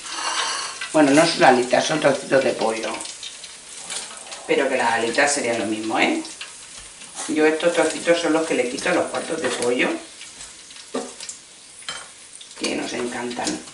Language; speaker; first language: Spanish; native; Spanish